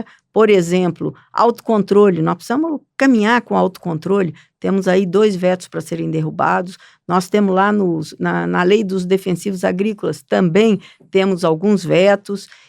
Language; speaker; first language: Portuguese; native; Portuguese